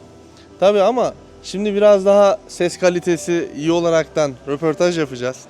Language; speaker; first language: Turkish; native; Turkish